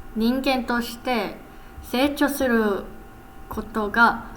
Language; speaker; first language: Japanese; non-native, learner; English